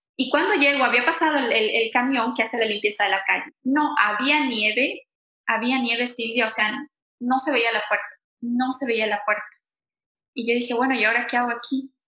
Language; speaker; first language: Spanish; native; Spanish